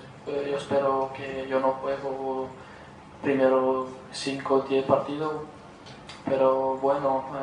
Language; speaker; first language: Spanish; non-native, learner; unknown